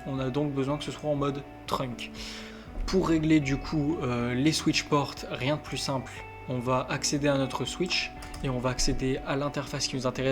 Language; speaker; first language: French; native; French